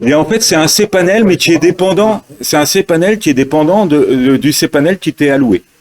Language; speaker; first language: French; native; French